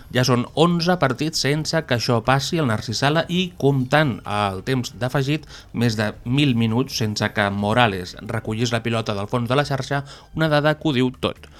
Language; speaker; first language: Catalan; native; Catalan